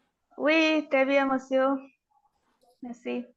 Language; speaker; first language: French; non-native, learner; Bangla